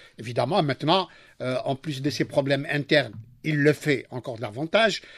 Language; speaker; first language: French; non-native, local second language; Arabic